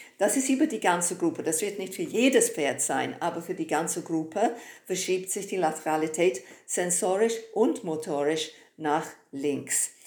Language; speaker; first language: German; non-native, fluent; English